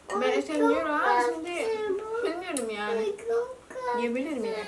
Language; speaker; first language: Turkish; non-native, learner; Indonesian